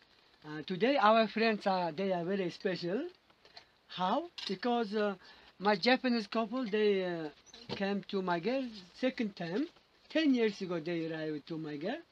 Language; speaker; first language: English; non-native, learner; Mongolian